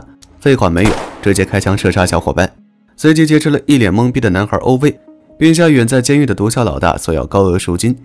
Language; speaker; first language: Chinese; native; Chinese